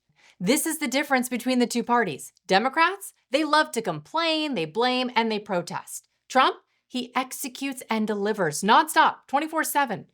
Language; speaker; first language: English; native; English